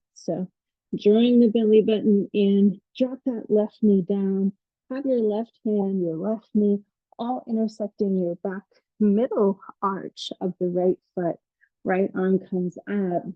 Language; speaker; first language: English; native; English